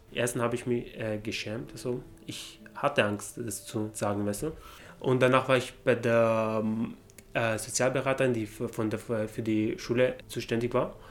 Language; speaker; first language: German; non-native, fluent; Arabic